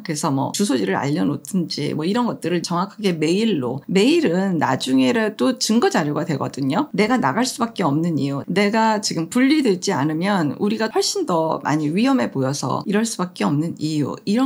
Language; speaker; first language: Korean; native; Korean